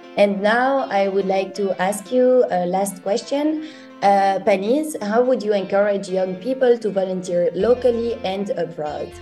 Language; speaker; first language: English; non-native, fluent; French